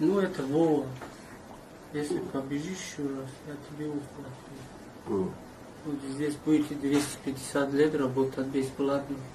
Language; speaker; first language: Russian; non-native, learner; Tajik